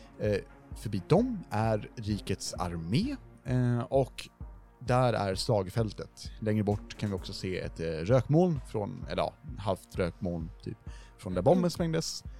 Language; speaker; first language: Swedish; native; Swedish